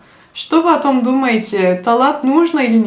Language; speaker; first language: Russian; non-native, fluent; Turkish